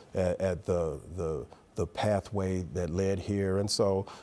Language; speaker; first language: English; native; English